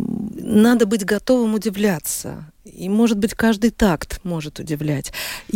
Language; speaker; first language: Russian; native; Russian